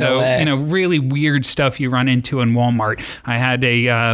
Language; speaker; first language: English; native; English